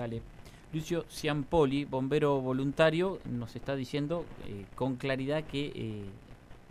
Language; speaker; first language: Spanish; native; Spanish